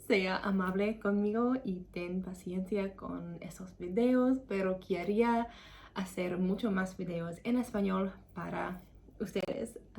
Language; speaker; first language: Spanish; non-native, learner; English